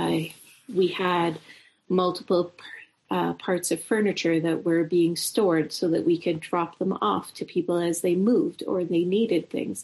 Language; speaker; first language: English; native; English